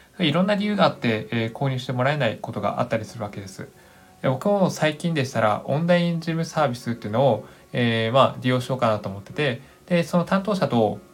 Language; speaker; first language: Japanese; native; Japanese